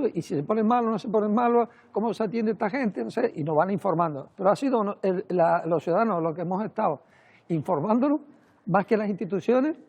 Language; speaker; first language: Spanish; native; Spanish